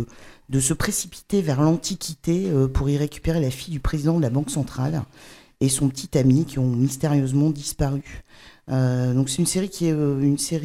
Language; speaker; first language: French; native; French